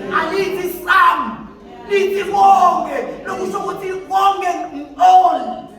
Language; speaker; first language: Zulu; non-native, local second language; Swati